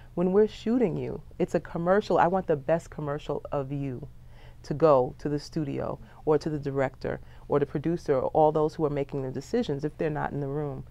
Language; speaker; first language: English; native; English